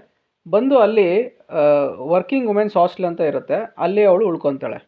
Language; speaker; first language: Kannada; native; Kannada